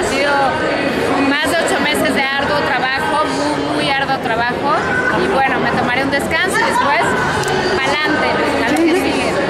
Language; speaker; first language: Spanish; native; Spanish